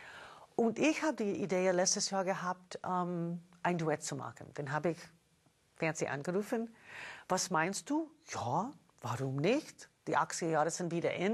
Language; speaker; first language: German; non-native, fluent; English